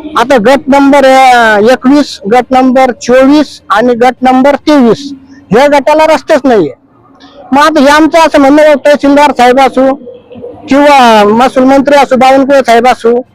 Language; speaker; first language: Marathi; native; Marathi